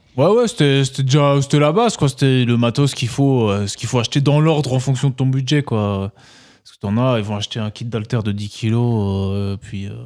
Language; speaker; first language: French; native; French